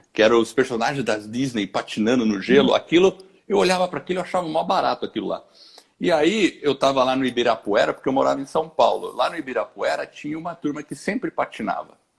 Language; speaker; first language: Portuguese; native; Portuguese